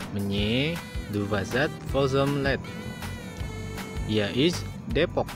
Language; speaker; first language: Russian; non-native, learner; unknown